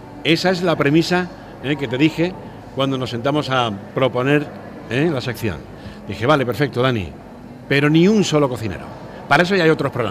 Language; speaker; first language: Spanish; native; Spanish